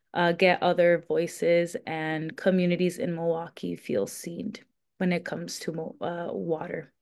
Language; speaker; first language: English; native; English